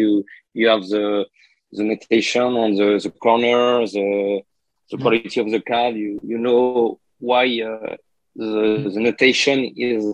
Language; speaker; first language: English; non-native, learner; French